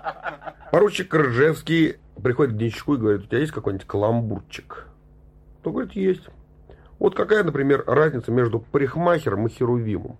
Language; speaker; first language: Russian; native; Russian